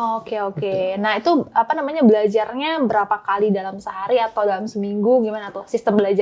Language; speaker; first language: Indonesian; native; Indonesian